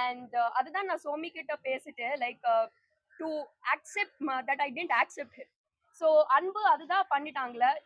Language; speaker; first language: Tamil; non-native, fluent; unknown